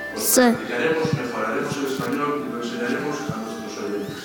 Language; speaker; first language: Spanish; native; Spanish